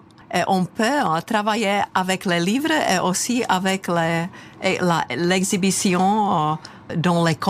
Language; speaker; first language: French; non-native, fluent; Czech